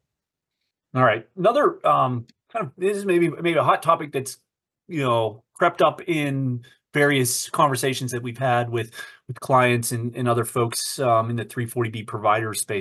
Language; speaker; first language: English; native; English